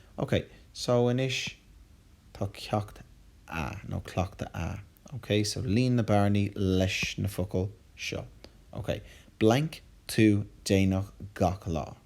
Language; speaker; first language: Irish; non-native, local second language; English